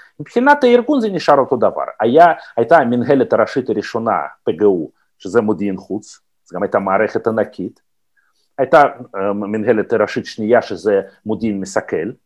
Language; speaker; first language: Hebrew; non-native, fluent; Russian